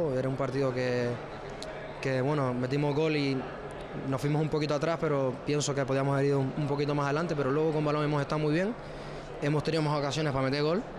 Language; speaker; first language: Spanish; native; Spanish